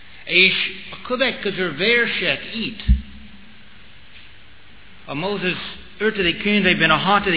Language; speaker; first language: Hungarian; non-native, fluent; English